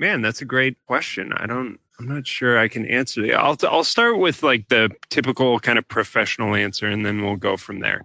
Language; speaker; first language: English; native; English